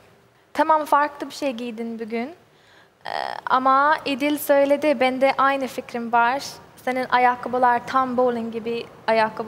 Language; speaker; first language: Turkish; non-native, learner; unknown